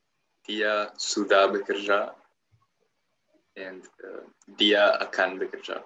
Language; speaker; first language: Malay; non-native, learner; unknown